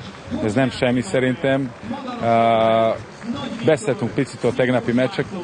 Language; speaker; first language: Hungarian; non-native, learner; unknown